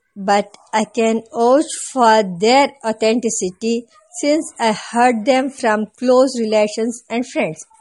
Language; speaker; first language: English; non-native, local second language; Kannada